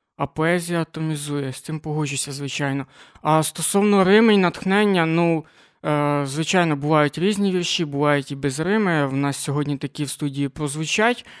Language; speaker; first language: Ukrainian; non-native, local second language; Russian